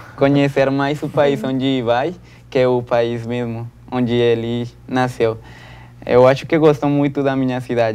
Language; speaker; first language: Portuguese; non-native, learner; Spanish